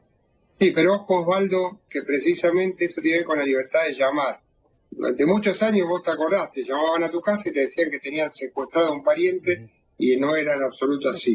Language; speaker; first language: Spanish; native; Spanish